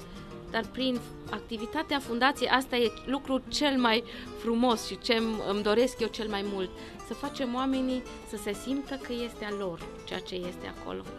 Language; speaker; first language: Romanian; non-native, local second language; German